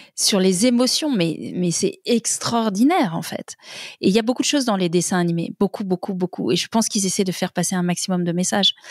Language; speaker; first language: French; native; French